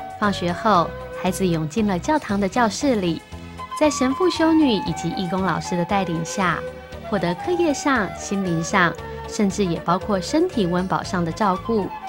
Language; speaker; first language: Chinese; native; Chinese